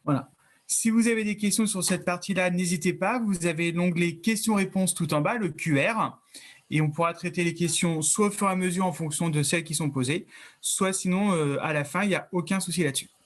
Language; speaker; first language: French; native; French